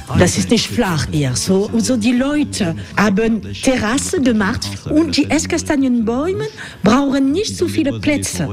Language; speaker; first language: German; non-native, learner; French